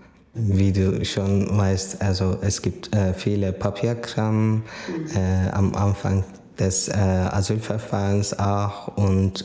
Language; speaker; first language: German; non-native, learner; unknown